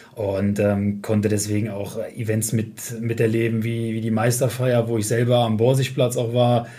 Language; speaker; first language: German; native; German